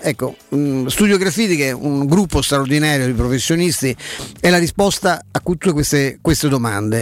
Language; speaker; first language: Italian; native; Italian